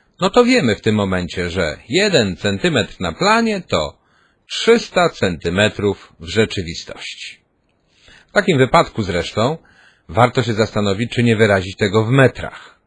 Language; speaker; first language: Polish; native; Polish